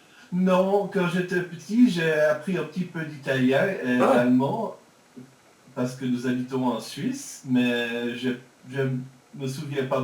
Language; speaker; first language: French; early bilingual, heritage; French